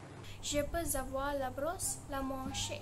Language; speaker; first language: French; non-native, learner; Malay